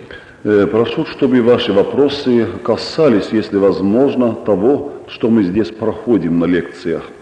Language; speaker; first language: Russian; non-native, local second language; Estonian